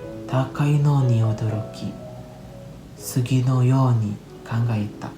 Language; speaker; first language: Japanese; non-native, learner; Indonesian